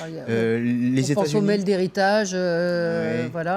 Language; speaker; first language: French; native; French